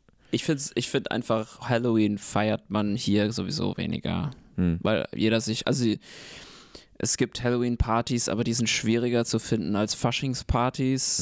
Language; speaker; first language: German; non-native, fluent; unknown